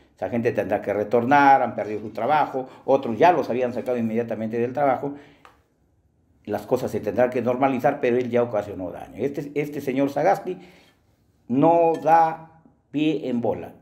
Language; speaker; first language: Spanish; native; Spanish